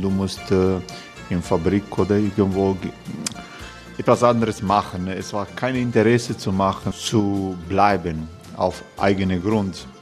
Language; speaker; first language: German; non-native, learner; Croatian